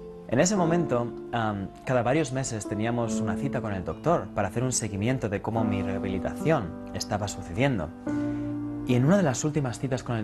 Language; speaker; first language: Spanish; native; Spanish